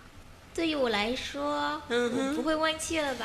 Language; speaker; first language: Chinese; non-native, learner; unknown